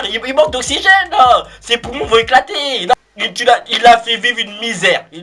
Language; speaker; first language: French; native; French